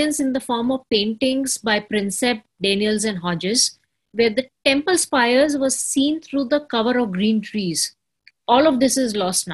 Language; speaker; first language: English; non-native, local second language; Hindi